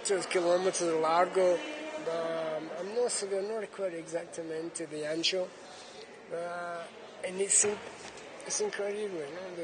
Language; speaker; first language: Spanish; non-native, learner; English